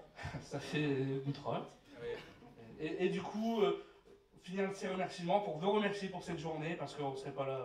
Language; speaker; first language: French; native; French